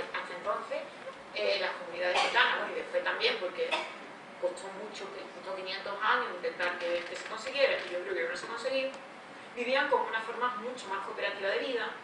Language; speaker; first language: Spanish; native; Spanish